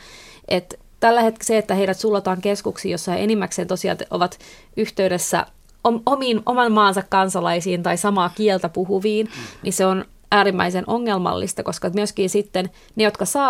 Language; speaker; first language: Finnish; native; Finnish